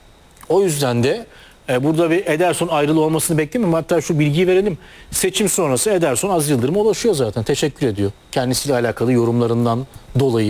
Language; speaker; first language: Turkish; native; Turkish